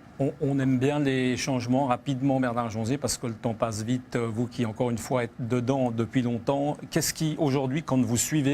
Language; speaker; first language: French; native; French